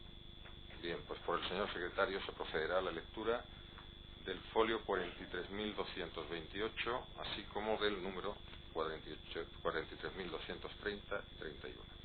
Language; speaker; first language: Spanish; native; Spanish